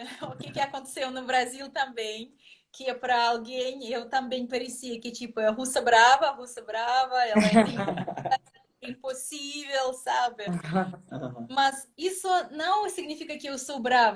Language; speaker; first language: Portuguese; non-native, fluent; Russian